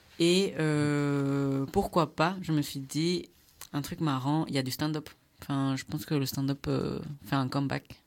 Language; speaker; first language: French; non-native, fluent; Spanish